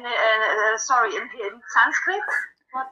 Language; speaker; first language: English; non-native, fluent; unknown